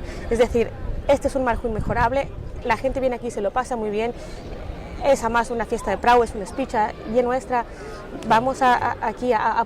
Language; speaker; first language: Spanish; native; Spanish